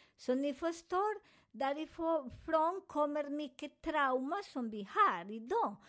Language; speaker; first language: Swedish; non-native, learner; Spanish